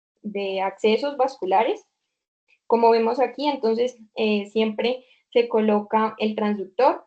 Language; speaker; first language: Spanish; native; Spanish